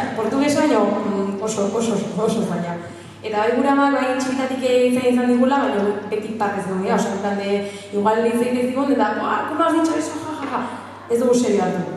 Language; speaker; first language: Basque; non-native, local second language; Spanish